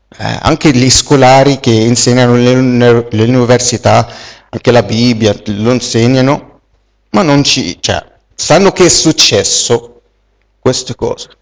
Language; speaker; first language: Italian; non-native, fluent; Arabic